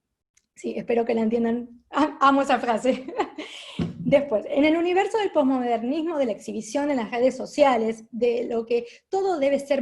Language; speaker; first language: Spanish; native; Spanish